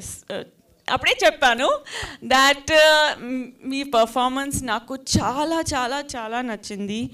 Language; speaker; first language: Telugu; non-native, fluent; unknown